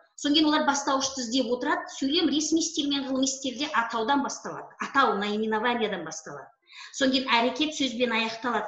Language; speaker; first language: Kazakh; native; Kazakh